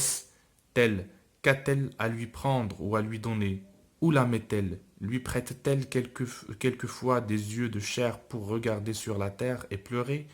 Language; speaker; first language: French; non-native, local second language; Arabic